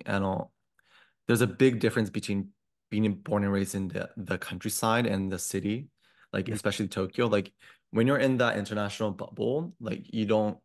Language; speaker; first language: English; non-native, fluent; Japanese